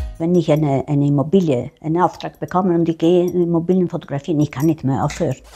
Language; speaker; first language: German; non-native, fluent; Italian